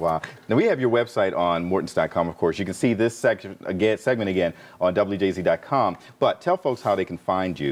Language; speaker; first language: English; native; English